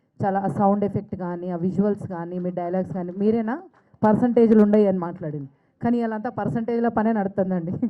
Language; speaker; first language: Telugu; native; Telugu